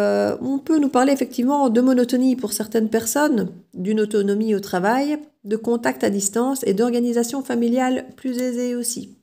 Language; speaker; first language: French; native; French